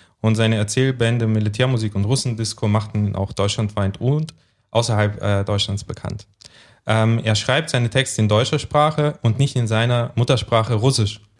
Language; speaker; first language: German; early bilingual, other home language; Russian